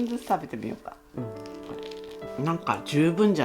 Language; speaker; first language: Japanese; native; Japanese